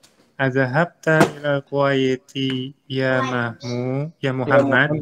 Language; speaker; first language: Arabic; non-native, learner; Indonesian